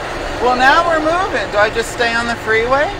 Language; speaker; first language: English; native; English